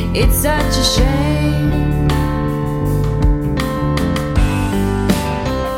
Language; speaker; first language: English; native; English